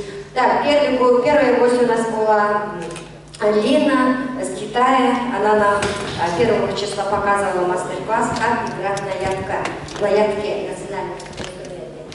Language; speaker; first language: Russian; non-native, fluent; Mongolian